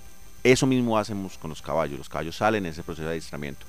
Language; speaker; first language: Spanish; native; Spanish